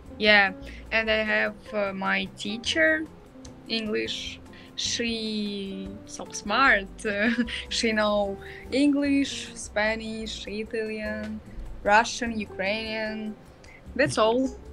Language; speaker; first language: English; non-native, learner; Russian